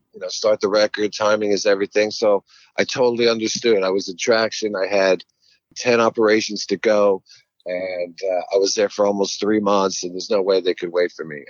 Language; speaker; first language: English; native; English